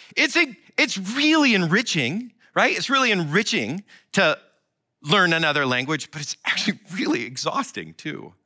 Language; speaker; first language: English; native; English